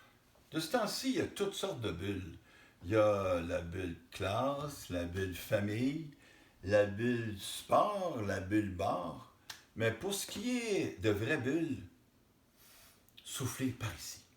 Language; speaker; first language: French; native; French